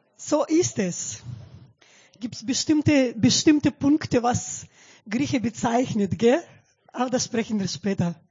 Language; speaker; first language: German; non-native, fluent; Russian